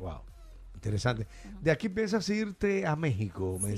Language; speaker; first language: Spanish; native; Spanish